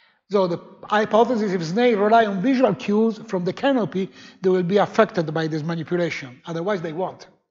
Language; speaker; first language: English; non-native, fluent; Italian